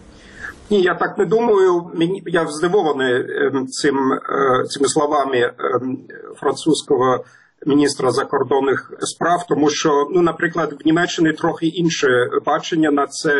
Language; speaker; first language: Ukrainian; non-native, fluent; German